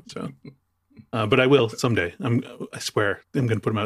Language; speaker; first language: English; native; English